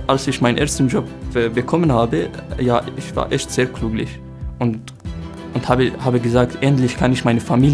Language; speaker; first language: German; non-native, fluent; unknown